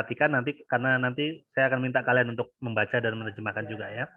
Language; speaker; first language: Indonesian; native; Indonesian